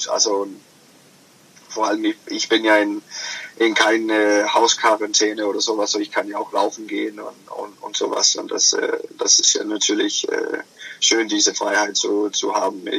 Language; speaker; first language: German; non-native, fluent; Danish